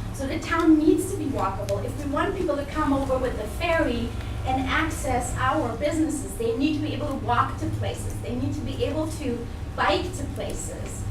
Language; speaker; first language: English; non-native, fluent; German